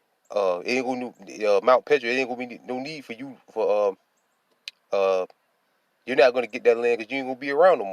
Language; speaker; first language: English; native; English